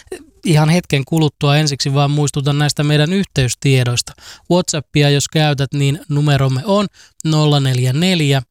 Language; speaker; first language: Finnish; native; Finnish